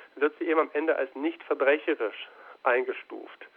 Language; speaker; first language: German; native; German